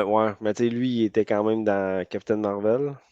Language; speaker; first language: French; native; French